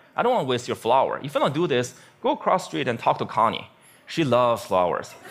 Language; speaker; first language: English; non-native, fluent; Chinese